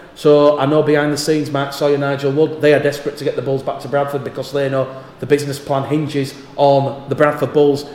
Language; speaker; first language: English; native; English